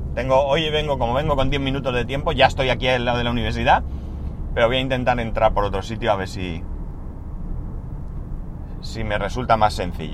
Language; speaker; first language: Spanish; native; Spanish